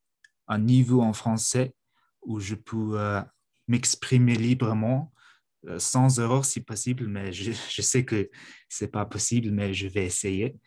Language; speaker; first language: French; non-native, fluent; Mongolian